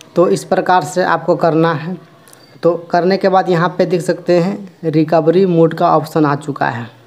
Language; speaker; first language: Hindi; native; Hindi